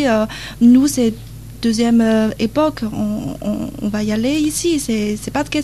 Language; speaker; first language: French; non-native, learner; Chinese